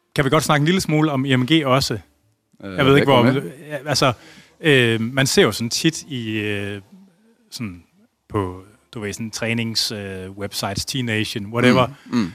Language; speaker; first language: Danish; native; Danish